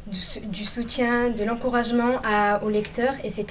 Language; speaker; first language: French; native; French